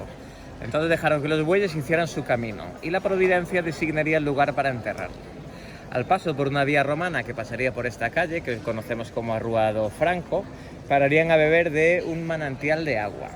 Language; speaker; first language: Spanish; native; Spanish